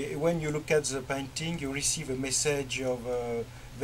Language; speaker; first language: English; non-native, learner; French